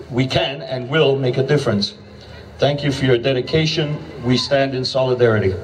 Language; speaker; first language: English; native; English